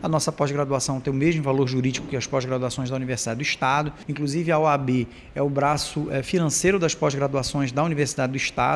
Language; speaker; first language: Portuguese; native; Portuguese